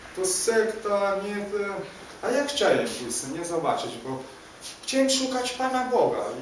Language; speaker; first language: Polish; native; Polish